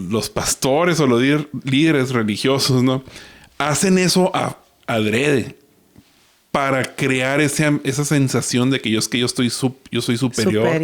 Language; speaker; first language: Spanish; native; Spanish